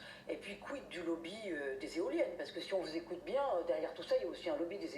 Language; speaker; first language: French; native; French